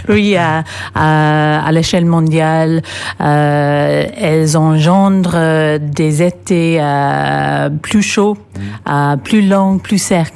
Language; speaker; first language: French; non-native, fluent; English